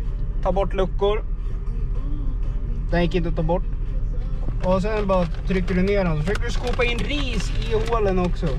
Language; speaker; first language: Swedish; native; Swedish